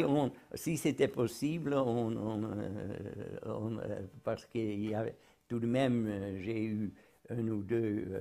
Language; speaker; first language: French; non-native, fluent; Dutch